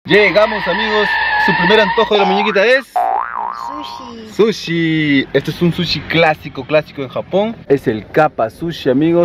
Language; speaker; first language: Spanish; native; Spanish